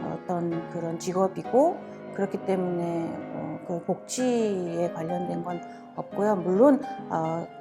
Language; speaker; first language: Korean; non-native, fluent; Mongolian